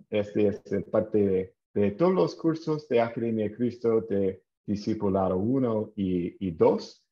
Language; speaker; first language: Spanish; non-native, fluent; English